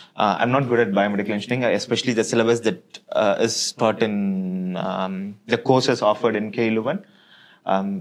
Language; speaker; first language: English; non-native, local second language; Tamil